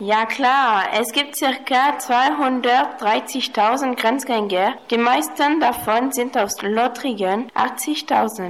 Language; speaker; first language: German; non-native, fluent; French